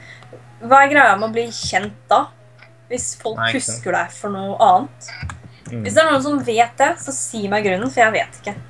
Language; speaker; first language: Norwegian; native; Norwegian